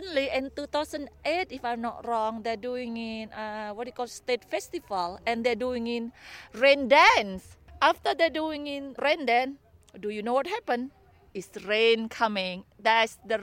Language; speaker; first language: English; non-native, learner; Indonesian